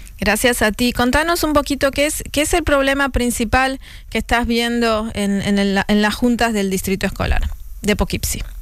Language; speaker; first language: Spanish; native; Spanish